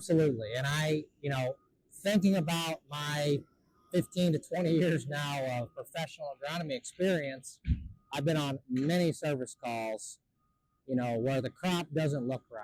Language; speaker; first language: English; native; English